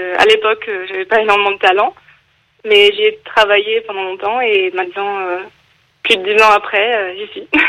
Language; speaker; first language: French; non-native, fluent; English